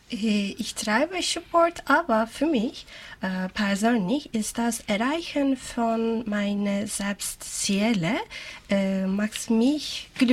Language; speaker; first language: German; non-native, learner; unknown